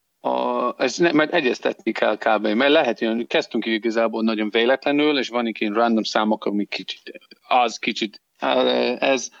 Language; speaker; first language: Hungarian; non-native, learner; English